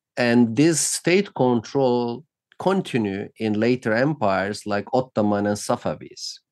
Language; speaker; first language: English; non-native, fluent; Turkish